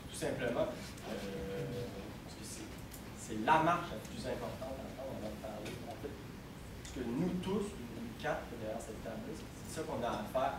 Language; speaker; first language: French; native; French